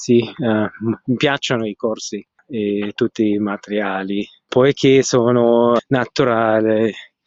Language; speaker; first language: Italian; non-native, learner; German